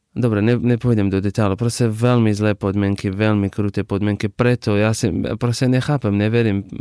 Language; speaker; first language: Slovak; non-native, learner; Persian